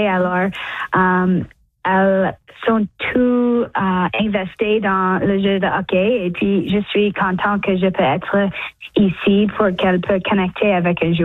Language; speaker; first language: French; early bilingual, heritage; English